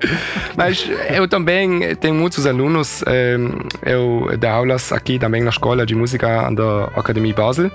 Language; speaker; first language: Portuguese; early bilingual, heritage; German